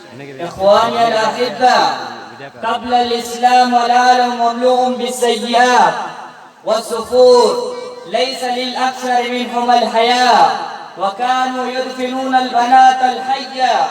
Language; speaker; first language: Arabic; non-native, learner; Urdu